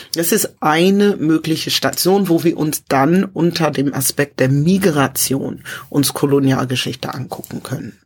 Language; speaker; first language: German; early bilingual, other home language; English